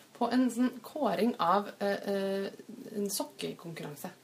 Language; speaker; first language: Norwegian; native; Norwegian